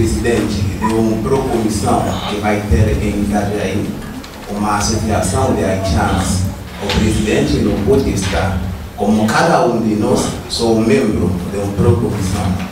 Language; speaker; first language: Portuguese; non-native, learner; Haitian Creole